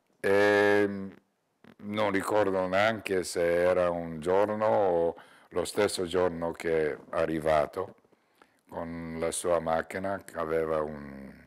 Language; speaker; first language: Italian; non-native, learner; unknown